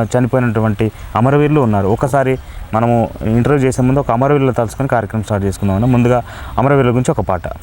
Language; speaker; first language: Telugu; native; Telugu